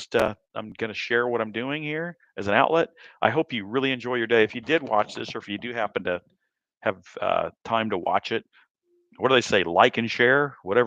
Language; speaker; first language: English; native; English